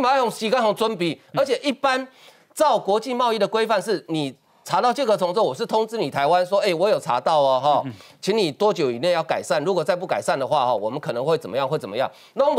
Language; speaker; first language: Chinese; native; Chinese